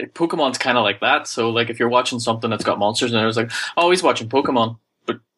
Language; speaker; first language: English; native; English